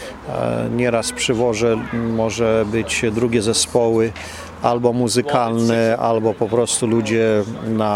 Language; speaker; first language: Polish; early bilingual, heritage; Polish